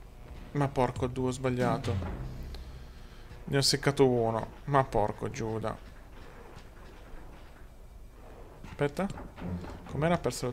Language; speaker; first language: Italian; native; Italian